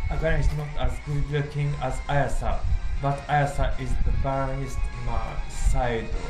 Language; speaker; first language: English; non-native, learner; Japanese